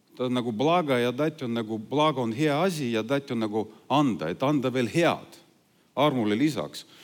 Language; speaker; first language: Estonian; non-native, local second language; Russian